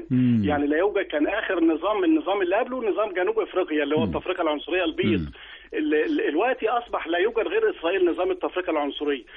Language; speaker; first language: Arabic; native; Arabic